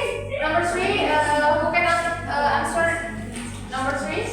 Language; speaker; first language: English; non-native, learner; Indonesian